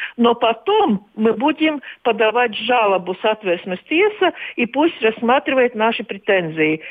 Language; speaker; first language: Russian; non-native, local second language; Latvian